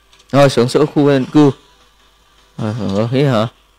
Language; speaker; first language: Vietnamese; native; Vietnamese